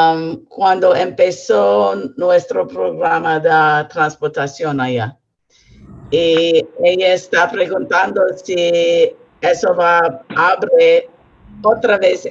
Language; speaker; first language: Spanish; non-native, learner; English